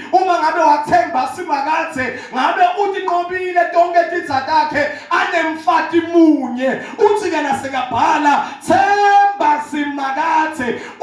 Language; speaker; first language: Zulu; non-native, local second language; Swati